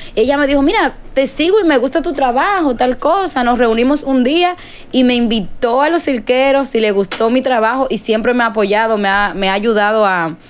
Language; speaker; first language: Spanish; native; Spanish